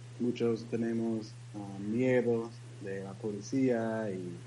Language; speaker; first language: Spanish; non-native, learner; English